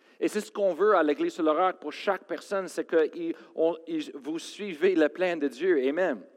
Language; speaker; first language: French; non-native, fluent; English